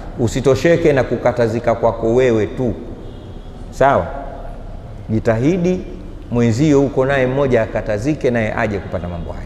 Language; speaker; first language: Swahili; native; Swahili